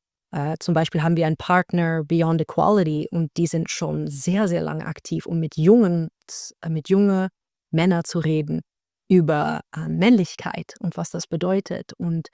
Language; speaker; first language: German; non-native, fluent; Dutch